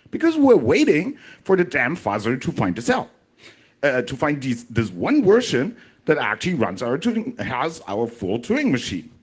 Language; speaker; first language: English; non-native, fluent; German